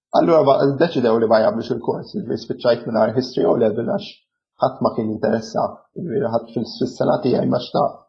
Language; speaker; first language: Maltese; early bilingual, other home language; English